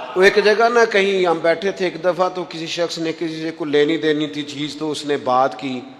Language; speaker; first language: Urdu; non-native, local second language; Punjabi